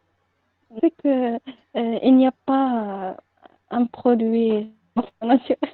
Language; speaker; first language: French; non-native, learner; Arabic